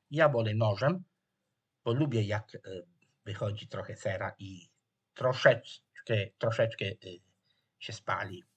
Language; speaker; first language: Polish; non-native, fluent; Italian